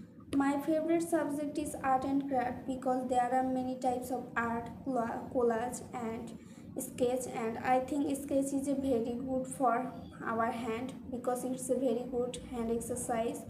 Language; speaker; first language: English; non-native, learner; Bangla